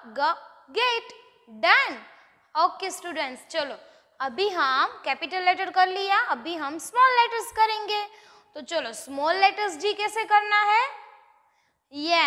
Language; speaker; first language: Hindi; non-native, local second language; Gujarati